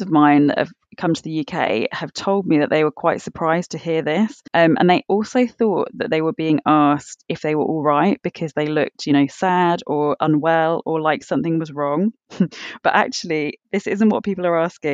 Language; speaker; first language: English; native; English